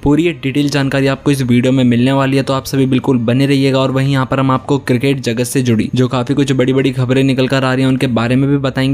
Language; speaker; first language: Hindi; native; Hindi